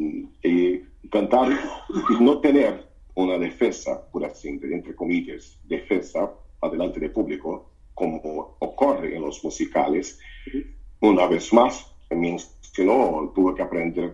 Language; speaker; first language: Spanish; non-native, fluent; Portuguese